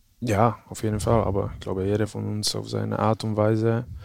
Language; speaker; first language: German; non-native, fluent; Czech